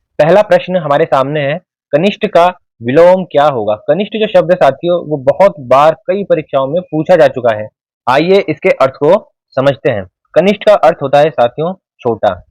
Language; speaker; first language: Hindi; native; Hindi